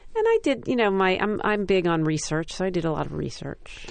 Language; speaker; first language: English; native; English